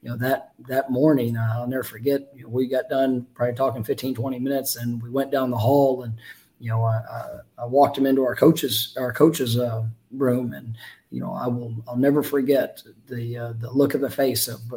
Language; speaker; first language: English; native; English